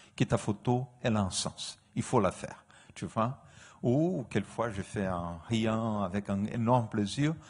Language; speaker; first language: French; non-native, fluent; Portuguese